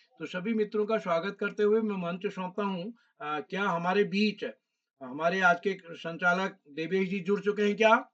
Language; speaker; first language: Hindi; native; Hindi